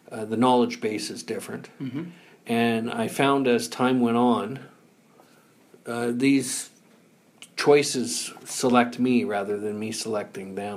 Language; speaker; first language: English; native; English